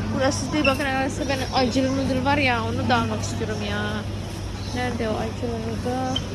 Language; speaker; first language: Turkish; non-native, learner; Indonesian